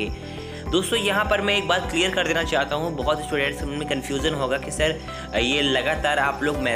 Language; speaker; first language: Hindi; native; Hindi